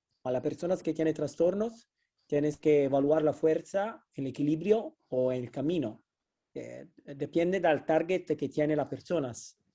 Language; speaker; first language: Spanish; non-native, fluent; Italian